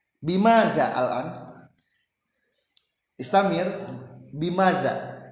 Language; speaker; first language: Arabic; non-native, fluent; Indonesian